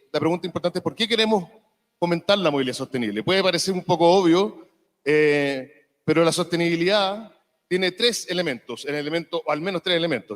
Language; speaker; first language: Spanish; native; Spanish